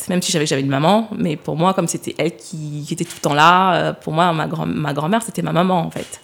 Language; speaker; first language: French; early bilingual, other home language; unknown